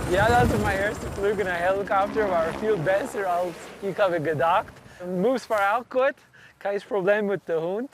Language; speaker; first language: German; non-native, learner; English